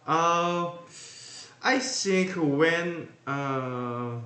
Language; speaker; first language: English; non-native, learner; Korean